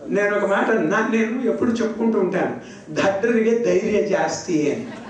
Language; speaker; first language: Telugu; non-native, local second language; Kannada